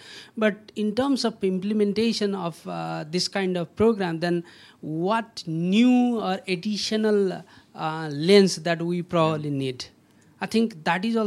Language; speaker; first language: English; non-native, local second language; Nepali